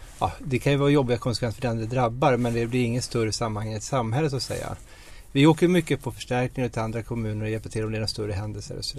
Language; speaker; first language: Swedish; native; Swedish